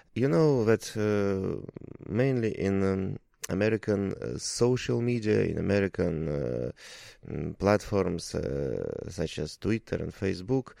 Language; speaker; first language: English; non-native, learner; Russian